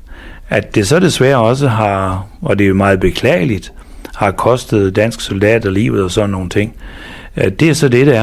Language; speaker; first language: Danish; native; Danish